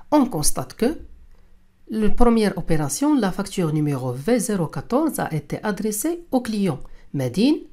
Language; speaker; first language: French; non-native, local second language; Arabic